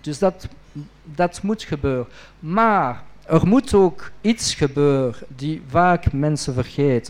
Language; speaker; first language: Dutch; non-native, local second language; French